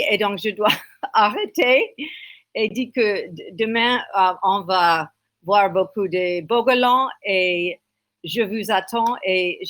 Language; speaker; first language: French; non-native, learner; English